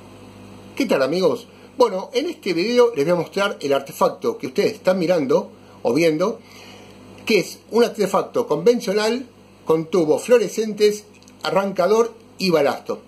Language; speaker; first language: Spanish; native; Spanish